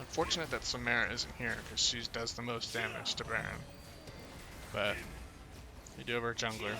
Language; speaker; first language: English; native; English